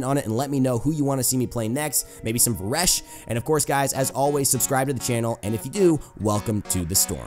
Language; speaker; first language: English; native; English